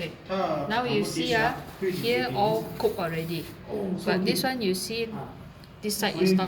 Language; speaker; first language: English; non-native, local second language; Chinese